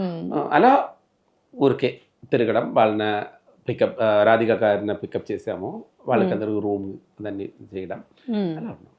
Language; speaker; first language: Telugu; non-native, local second language; Tamil